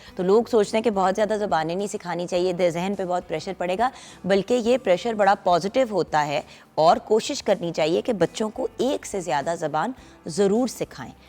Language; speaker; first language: Urdu; non-native, local second language; Punjabi